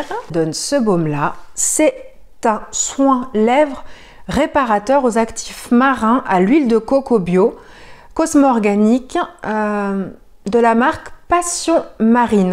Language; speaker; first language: French; native; French